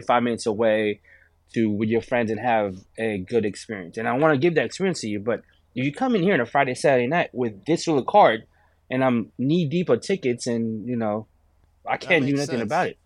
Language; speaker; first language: English; non-native, local second language; Filipino